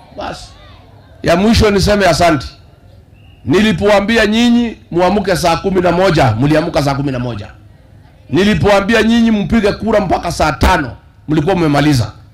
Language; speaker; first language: Swahili; non-native, local second language; Kikuyu